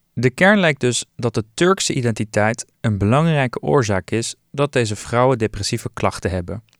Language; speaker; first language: Dutch; early bilingual, other home language; Turkish